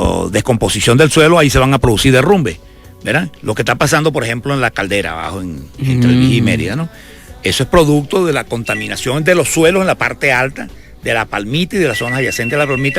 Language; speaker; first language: Spanish; native; Spanish